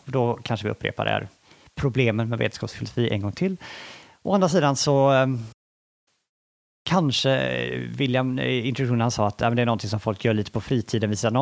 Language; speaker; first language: Swedish; native; Swedish